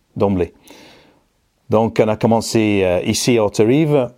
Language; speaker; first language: French; non-native, fluent; English